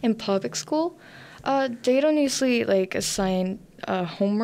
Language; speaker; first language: English; non-native, learner; Korean